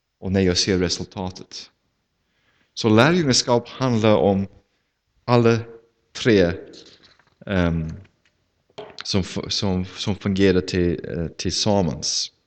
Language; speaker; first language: Swedish; non-native, fluent; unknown